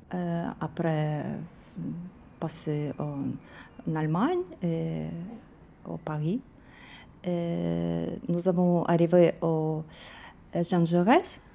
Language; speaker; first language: French; non-native, learner; Ukrainian